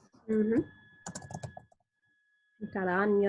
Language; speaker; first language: Spanish; non-native, fluent; English